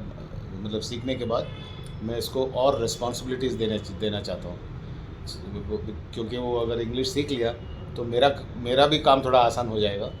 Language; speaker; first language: Hindi; non-native, local second language; Malayalam